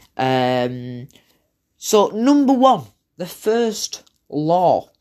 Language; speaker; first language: English; native; English